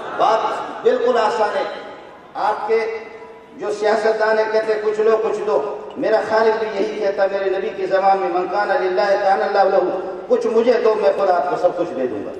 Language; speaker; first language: Urdu; non-native, local second language; Brahui